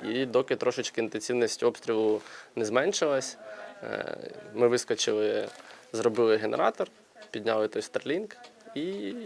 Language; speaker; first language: Ukrainian; native; Ukrainian